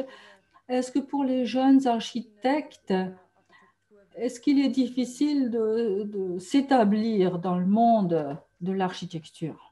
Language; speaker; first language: French; non-native, fluent; German